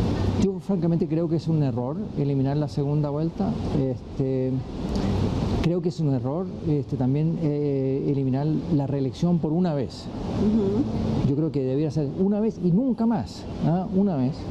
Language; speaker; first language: Spanish; native; Spanish